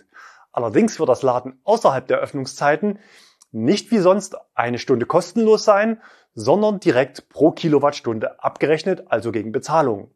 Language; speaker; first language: German; native; German